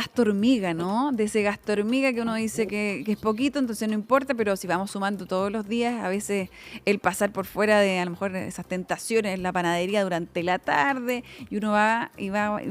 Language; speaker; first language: Spanish; native; Spanish